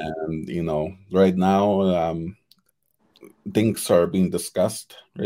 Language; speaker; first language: English; non-native, fluent; Cree